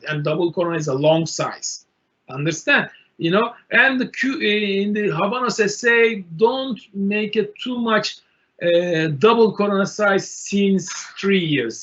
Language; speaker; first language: English; non-native, learner; Turkish